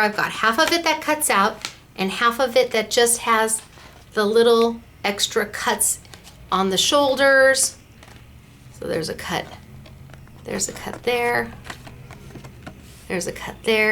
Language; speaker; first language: English; native; English